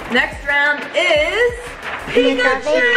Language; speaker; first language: English; native; English